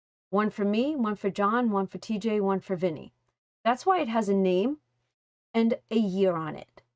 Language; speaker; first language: English; native; English